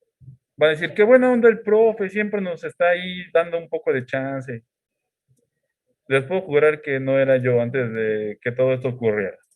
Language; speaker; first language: Spanish; native; Spanish